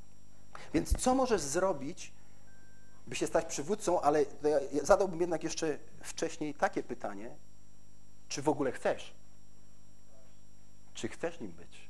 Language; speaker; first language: Polish; native; Polish